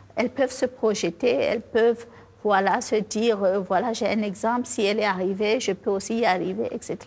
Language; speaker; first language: French; non-native, local second language; Fula